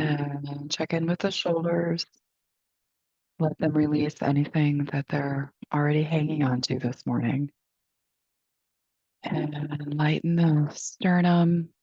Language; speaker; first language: English; native; English